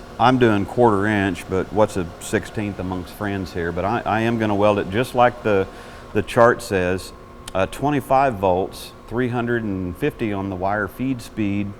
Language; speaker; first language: English; native; English